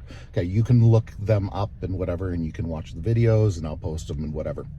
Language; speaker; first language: English; native; English